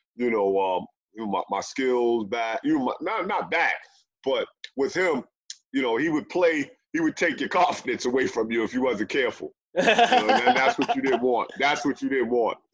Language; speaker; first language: English; native; English